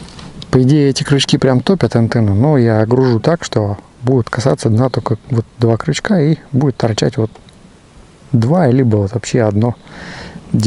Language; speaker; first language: Russian; native; Russian